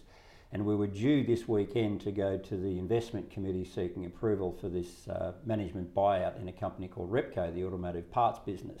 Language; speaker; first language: English; native; English